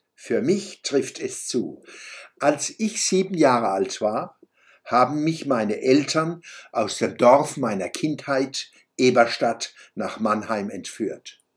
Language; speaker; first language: German; native; German